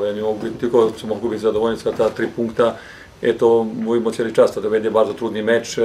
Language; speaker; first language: Polish; non-native, learner; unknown